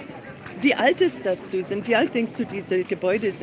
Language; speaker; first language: German; non-native, learner; English